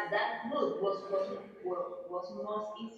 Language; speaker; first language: English; non-native, learner; Spanish